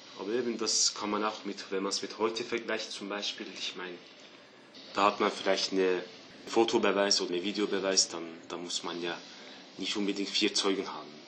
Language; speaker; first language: German; early bilingual, other home language; Turkish